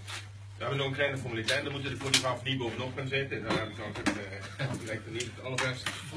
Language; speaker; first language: Dutch; native; Dutch